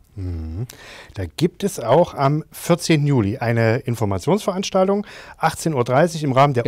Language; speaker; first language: German; native; German